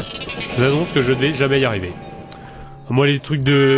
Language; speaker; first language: French; native; French